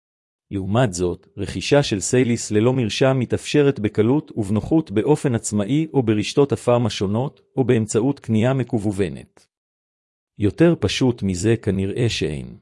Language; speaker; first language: Hebrew; native; Hebrew